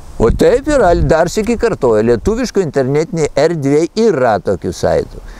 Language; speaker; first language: Lithuanian; native; Lithuanian